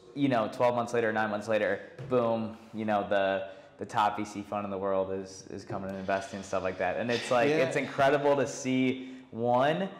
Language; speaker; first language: English; native; English